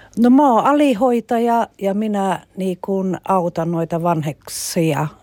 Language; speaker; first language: Finnish; early bilingual, heritage; Finnish